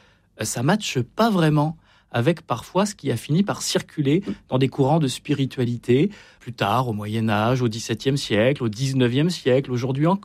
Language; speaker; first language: French; native; French